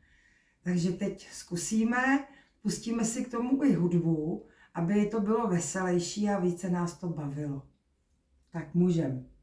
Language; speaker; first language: Czech; native; Czech